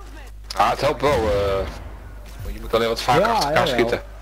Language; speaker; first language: Dutch; native; Dutch